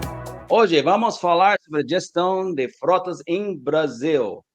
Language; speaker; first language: Portuguese; non-native, learner; English